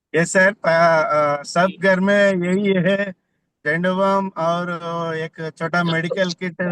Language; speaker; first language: Hindi; non-native, local second language; Telugu